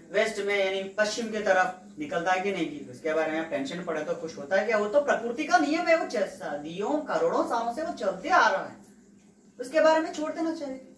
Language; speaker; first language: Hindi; non-native, local second language; Telugu